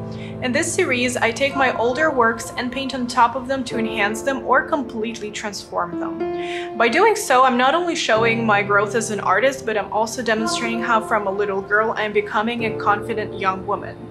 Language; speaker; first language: English; non-native, fluent; Russian